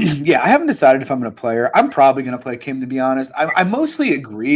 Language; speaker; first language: English; native; English